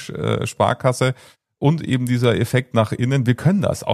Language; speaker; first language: German; native; German